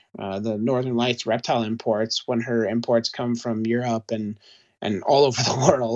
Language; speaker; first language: English; native; English